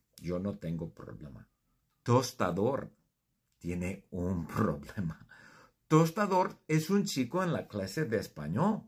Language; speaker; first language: Spanish; non-native, fluent; English